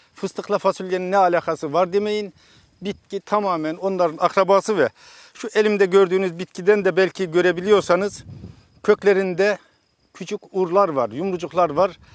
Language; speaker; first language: Turkish; native; Turkish